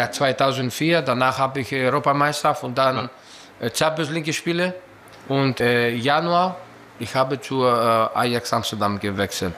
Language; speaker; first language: German; non-native, learner; Greek